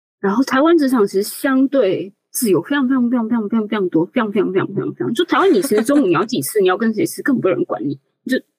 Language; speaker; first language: Chinese; native; Chinese